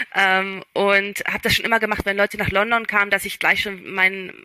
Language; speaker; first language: German; early bilingual, other home language; English